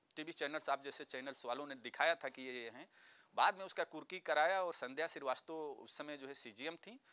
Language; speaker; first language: Hindi; native; Hindi